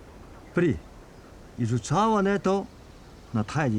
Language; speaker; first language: Bulgarian; non-native, learner; Chinese